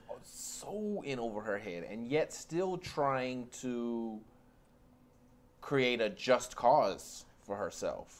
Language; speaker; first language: English; native; English